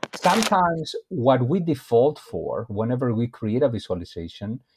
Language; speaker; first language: English; non-native, fluent; Spanish